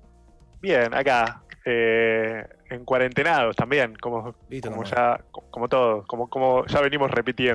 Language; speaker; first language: Spanish; native; Spanish